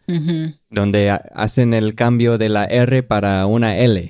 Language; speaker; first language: Spanish; non-native, fluent; English